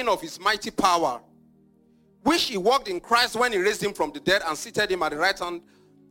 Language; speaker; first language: English; non-native, local second language; Yoruba